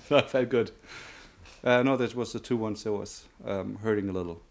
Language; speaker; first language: English; non-native, fluent; German